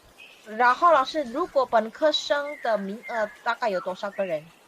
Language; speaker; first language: Chinese; non-native, fluent; Indonesian